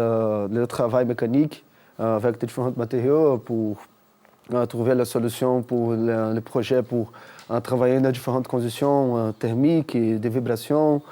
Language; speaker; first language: French; non-native, fluent; Portuguese